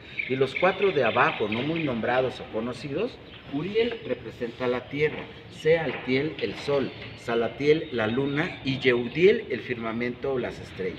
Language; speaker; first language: Spanish; native; Spanish